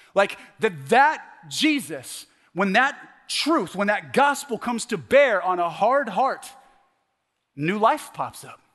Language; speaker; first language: English; native; English